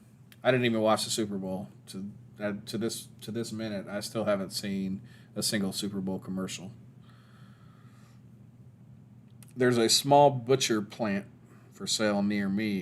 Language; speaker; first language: English; native; English